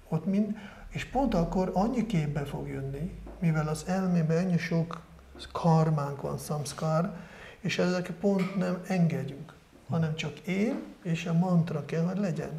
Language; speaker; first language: Hungarian; non-native, fluent; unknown